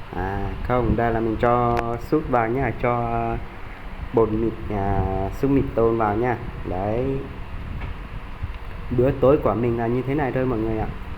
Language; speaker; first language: Vietnamese; non-native, local second language; Hmong